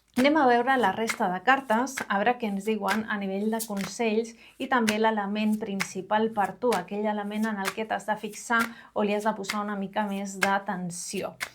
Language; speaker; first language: Catalan; non-native, local second language; Spanish